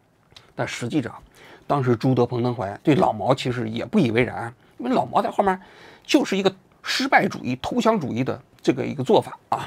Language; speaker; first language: Chinese; native; Chinese